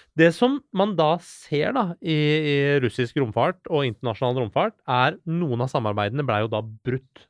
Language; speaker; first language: Norwegian; early bilingual, other home language; Persian